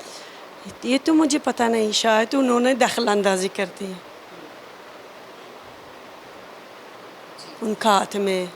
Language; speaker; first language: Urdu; non-native, learner; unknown